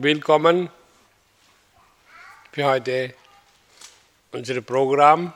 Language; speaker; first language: German; non-native, learner; Hindi